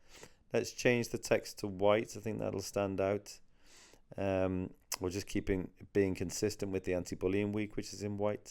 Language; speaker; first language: English; native; English